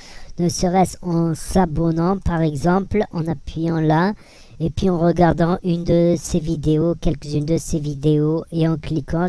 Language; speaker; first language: French; native; French